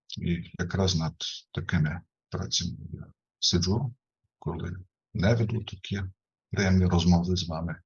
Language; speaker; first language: Ukrainian; non-native, fluent; German